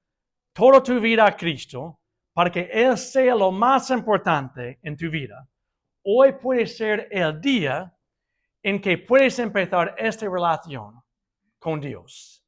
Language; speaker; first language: Spanish; non-native, fluent; English